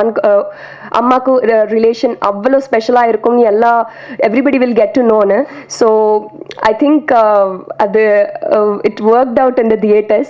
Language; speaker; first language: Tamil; non-native, learner; Telugu